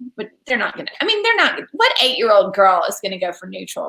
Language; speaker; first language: English; native; English